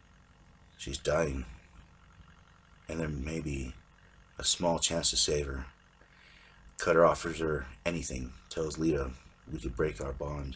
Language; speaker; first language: English; native; English